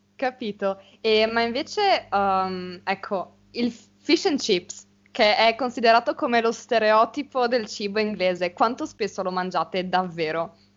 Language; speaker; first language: Italian; native; Italian